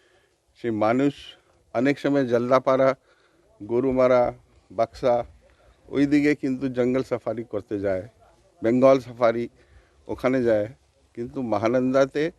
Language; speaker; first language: Bangla; non-native, local second language; Hindi